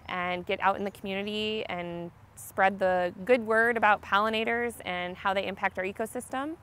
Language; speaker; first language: English; native; English